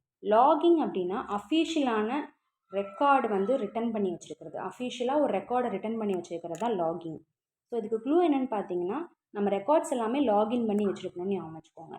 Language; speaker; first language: Tamil; native; Tamil